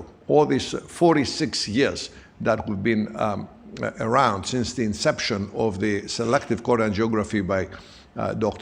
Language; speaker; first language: English; non-native, fluent; Greek